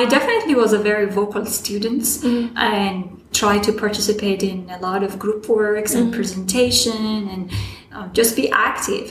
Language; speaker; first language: English; non-native, fluent; Persian